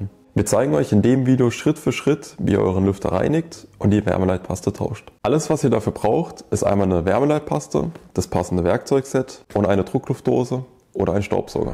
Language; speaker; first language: German; native; German